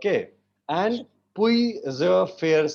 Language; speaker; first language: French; non-native, learner; Hindi